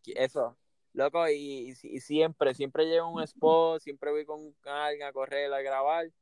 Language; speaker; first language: Spanish; native; Spanish